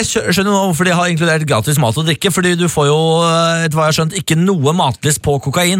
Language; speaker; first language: Norwegian; native; Norwegian